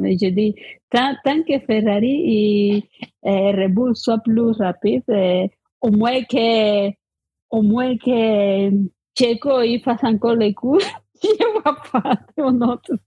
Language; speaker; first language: French; non-native, fluent; Spanish